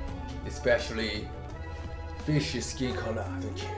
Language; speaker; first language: English; non-native, learner; Korean